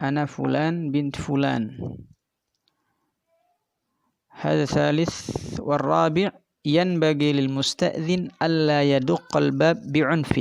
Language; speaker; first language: Arabic; non-native, fluent; Indonesian